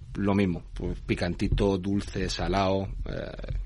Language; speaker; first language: Spanish; native; Spanish